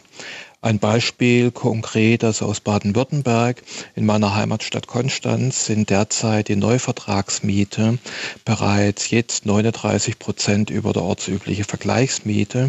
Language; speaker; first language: German; native; German